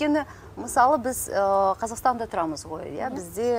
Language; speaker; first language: Kazakh; non-native, local second language; Russian